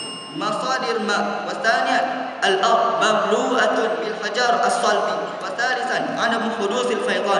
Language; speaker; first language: Arabic; non-native, learner; Malay